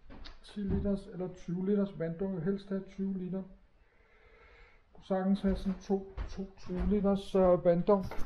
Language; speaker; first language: Danish; non-native, fluent; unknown